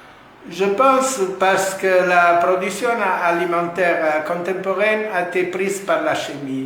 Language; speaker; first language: French; non-native, fluent; Italian